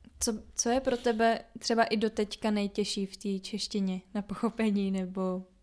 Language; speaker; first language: Czech; native; Czech